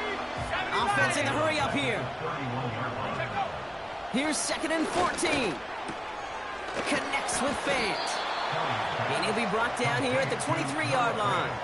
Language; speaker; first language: English; native; English